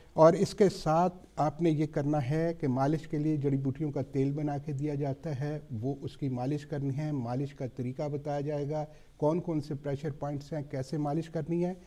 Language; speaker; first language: Urdu; native; Urdu